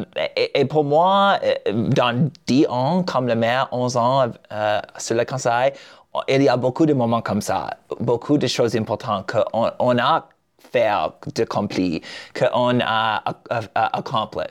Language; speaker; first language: French; non-native, learner; English